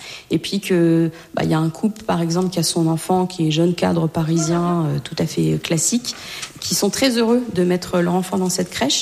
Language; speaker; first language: French; native; French